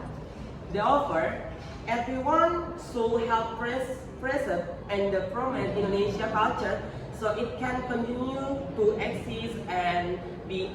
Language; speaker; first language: English; non-native, learner; Indonesian